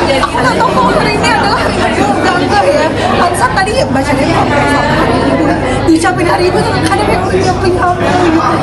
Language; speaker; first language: Indonesian; native; Indonesian